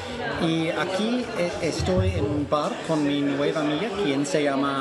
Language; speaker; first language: Spanish; non-native, fluent; English